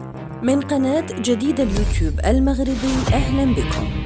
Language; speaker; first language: Arabic; native; Arabic